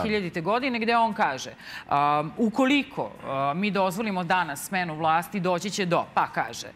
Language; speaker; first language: Serbian; native; Serbian